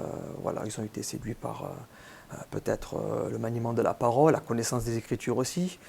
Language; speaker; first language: French; native; French